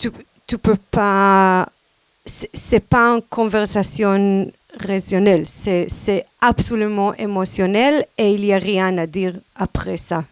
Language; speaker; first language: French; non-native, fluent; Hebrew